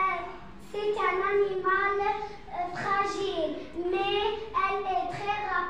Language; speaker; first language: French; non-native, learner; Arabic